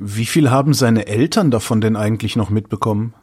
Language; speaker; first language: German; native; German